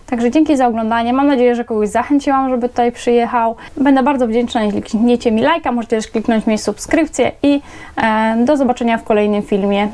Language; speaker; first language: Polish; native; Polish